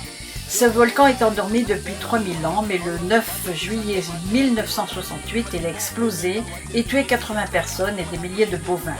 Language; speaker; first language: French; native; French